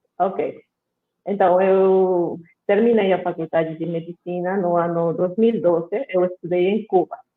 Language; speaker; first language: Portuguese; non-native, fluent; Spanish